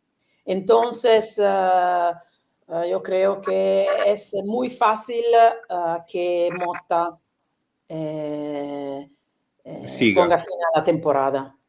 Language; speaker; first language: Spanish; non-native, learner; Italian